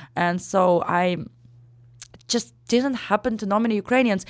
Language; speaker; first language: English; non-native, fluent; Ukrainian